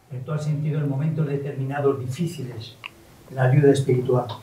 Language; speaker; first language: Spanish; native; Spanish